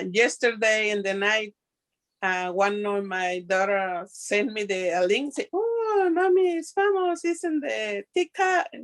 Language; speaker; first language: English; non-native, learner; Spanish